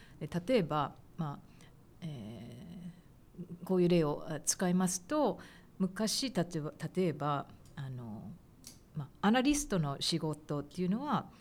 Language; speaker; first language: Japanese; early bilingual, heritage; Japanese